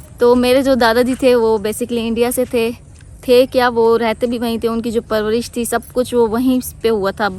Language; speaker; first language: Urdu; native; Urdu